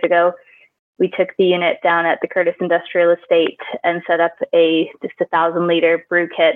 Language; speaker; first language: English; native; English